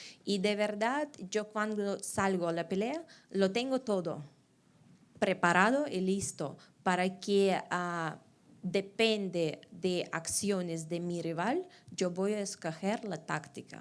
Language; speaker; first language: Spanish; non-native, fluent; Russian